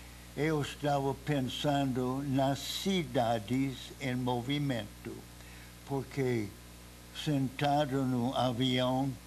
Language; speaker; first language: Portuguese; non-native, fluent; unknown